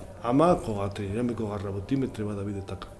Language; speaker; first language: Macedonian; non-native, learner; Spanish